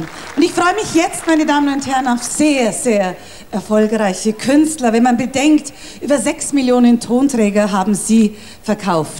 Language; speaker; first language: German; native; German